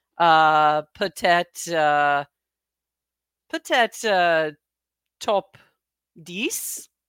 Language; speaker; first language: French; non-native, learner; English